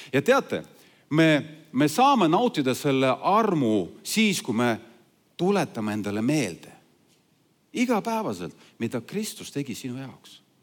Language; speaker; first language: Estonian; non-native, local second language; Russian